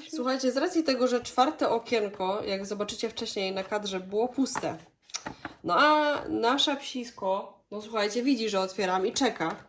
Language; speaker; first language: Polish; native; Polish